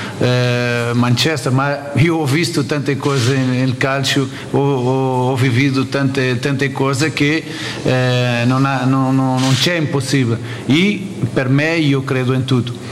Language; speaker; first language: Italian; non-native, fluent; Portuguese